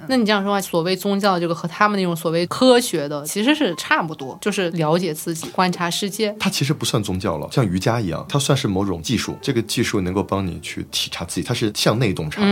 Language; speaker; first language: Chinese; native; Chinese